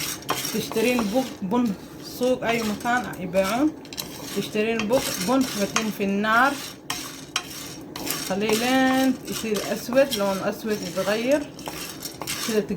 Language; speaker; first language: Arabic; non-native, learner; Somali